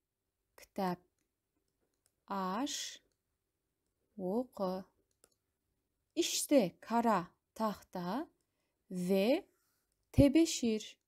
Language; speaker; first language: Turkish; non-native, fluent; Kazakh